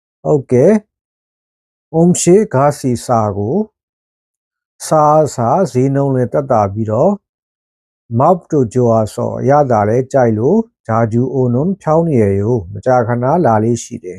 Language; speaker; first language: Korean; non-native, fluent; Burmese